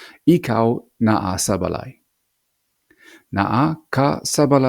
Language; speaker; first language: Cebuano; non-native, fluent; English